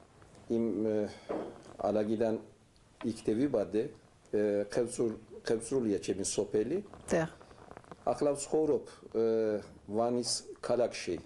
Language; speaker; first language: Georgian; early bilingual, heritage; Turkish